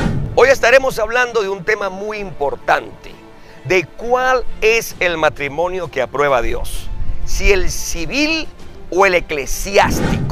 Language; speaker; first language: Spanish; native; Spanish